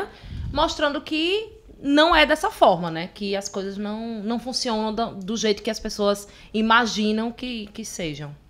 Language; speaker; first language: Portuguese; native; Portuguese